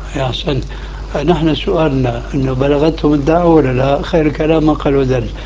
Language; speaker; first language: Arabic; early bilingual, other home language; Albanian